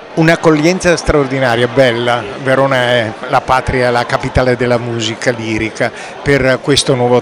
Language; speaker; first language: Italian; native; Italian